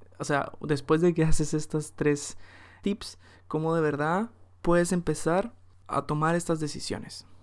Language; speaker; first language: Spanish; early bilingual, heritage; Spanish